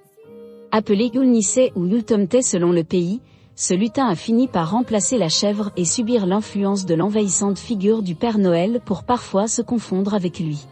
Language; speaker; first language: French; native; French